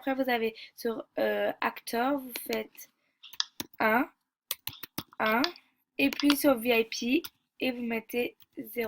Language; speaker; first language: French; native; French